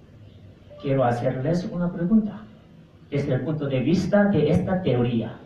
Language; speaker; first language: Spanish; non-native, fluent; Korean